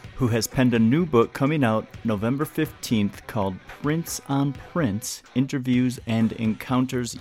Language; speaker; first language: English; native; English